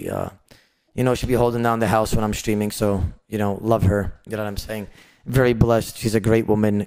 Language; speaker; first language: English; native; English